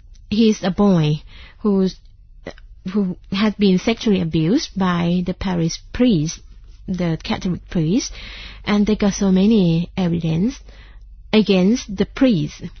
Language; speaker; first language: English; non-native, fluent; Thai